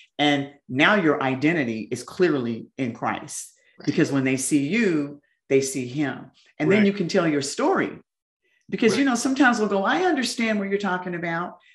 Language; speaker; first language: English; native; English